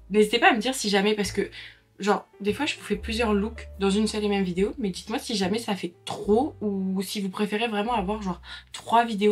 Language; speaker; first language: French; native; French